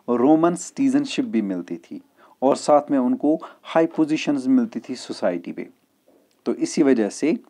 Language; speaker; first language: Hindi; non-native, local second language; Kashmiri